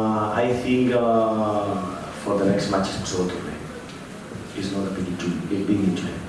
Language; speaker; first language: English; non-native, learner; Spanish